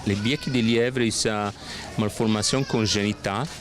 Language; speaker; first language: French; non-native, fluent; Italian